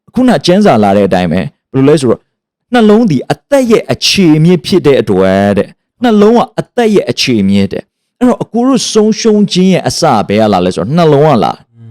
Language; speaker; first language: Burmese; native; Burmese